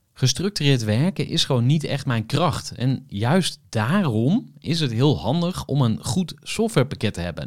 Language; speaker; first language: Dutch; native; Dutch